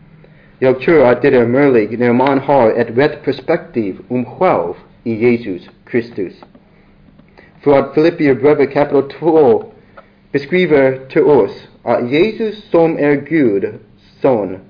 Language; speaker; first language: Swedish; non-native, learner; English